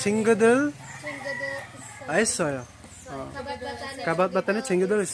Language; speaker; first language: Korean; non-native, learner; Cebuano